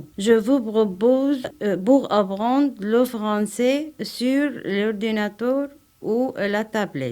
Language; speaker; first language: French; non-native, learner; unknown